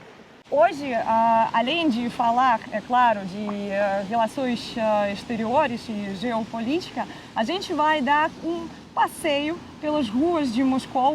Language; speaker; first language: Portuguese; non-native, fluent; Russian